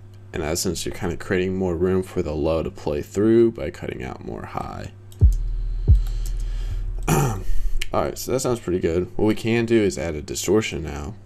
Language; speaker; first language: English; native; English